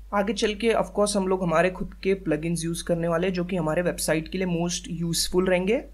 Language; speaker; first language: Hindi; native; Hindi